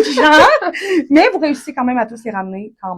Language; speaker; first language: French; native; French